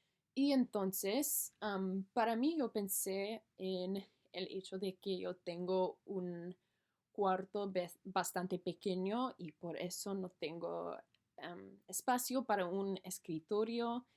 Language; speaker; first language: Spanish; non-native, learner; English